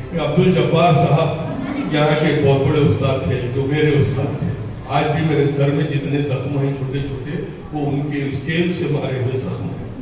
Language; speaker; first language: Urdu; native; Urdu